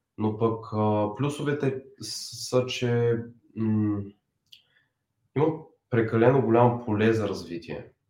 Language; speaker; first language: Bulgarian; native; Bulgarian